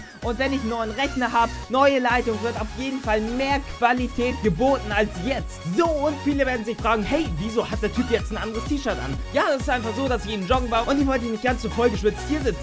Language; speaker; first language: German; native; German